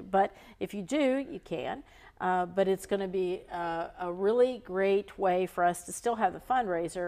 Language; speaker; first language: English; native; English